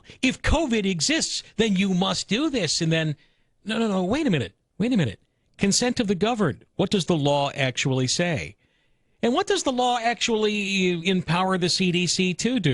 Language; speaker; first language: English; native; English